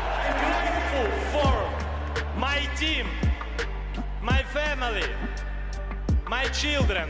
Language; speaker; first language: English; non-native, fluent; Ukrainian